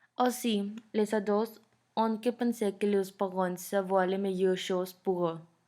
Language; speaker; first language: French; non-native, learner; Spanish